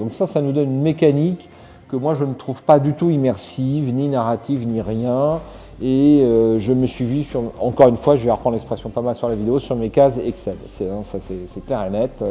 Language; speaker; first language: French; native; French